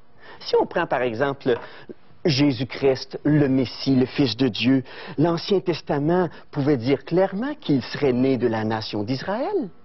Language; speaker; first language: French; native; French